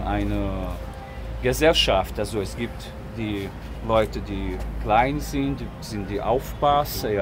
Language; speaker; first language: German; non-native, fluent; Portuguese